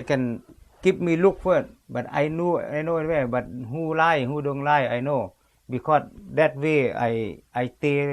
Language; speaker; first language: English; non-native, learner; Lao